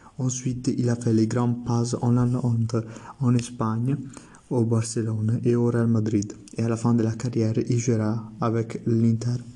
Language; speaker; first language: French; non-native, learner; Italian